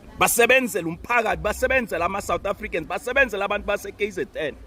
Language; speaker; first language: Zulu; non-native, local second language; Southern Sotho